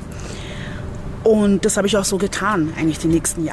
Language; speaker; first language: German; early bilingual, other home language; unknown